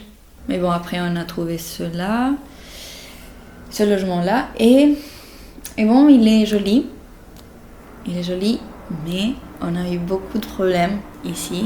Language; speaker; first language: French; non-native, fluent; Spanish